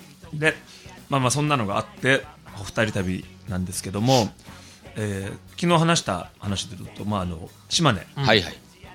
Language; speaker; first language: Japanese; native; Japanese